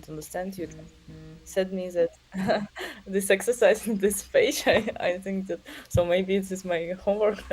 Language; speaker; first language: English; non-native, learner; Russian